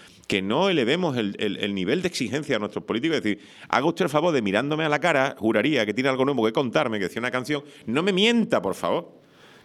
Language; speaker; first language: Spanish; native; Spanish